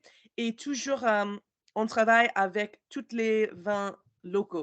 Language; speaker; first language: French; non-native, learner; English